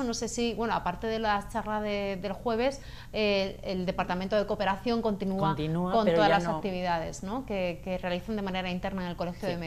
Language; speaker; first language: Spanish; native; Spanish